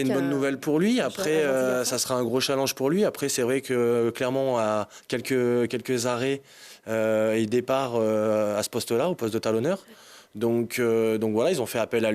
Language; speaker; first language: French; native; French